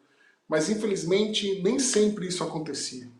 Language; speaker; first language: Portuguese; native; Portuguese